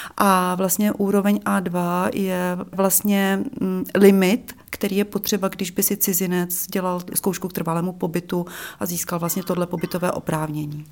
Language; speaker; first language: Czech; native; Czech